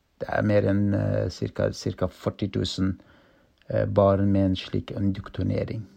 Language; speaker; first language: Norwegian; non-native, fluent; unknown